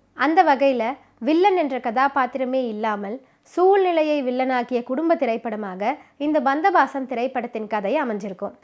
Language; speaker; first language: Tamil; native; Tamil